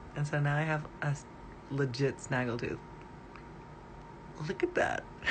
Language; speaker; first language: English; native; English